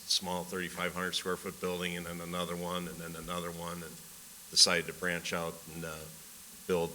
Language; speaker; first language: English; native; English